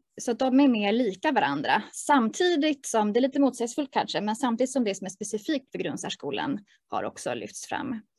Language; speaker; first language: Swedish; native; Swedish